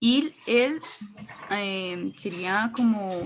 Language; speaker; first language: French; non-native, learner; Spanish